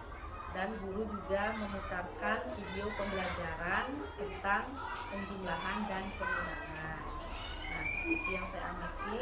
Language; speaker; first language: Indonesian; native; Indonesian